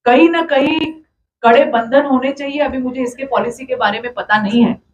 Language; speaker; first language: Hindi; non-native, local second language; Marathi